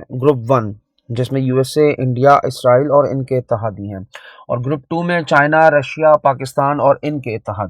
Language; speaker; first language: Urdu; native; Urdu